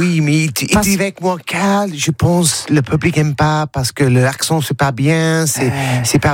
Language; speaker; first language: French; non-native, learner; English